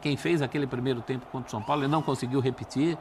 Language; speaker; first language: Portuguese; native; Portuguese